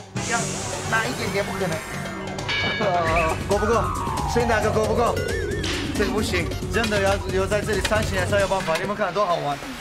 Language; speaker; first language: Chinese; non-native, fluent; Turkish